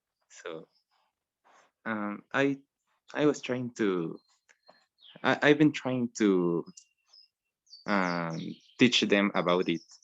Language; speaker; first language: English; non-native, learner; Spanish